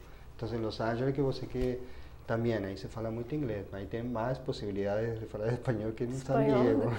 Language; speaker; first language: Portuguese; non-native, fluent; Spanish